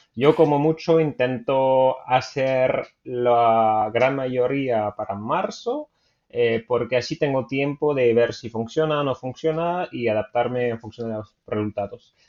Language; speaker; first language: Spanish; non-native, fluent; French